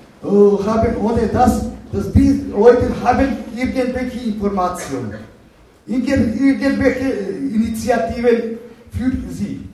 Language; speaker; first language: German; non-native, learner; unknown